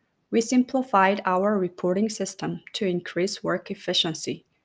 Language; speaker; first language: English; non-native, fluent; Korean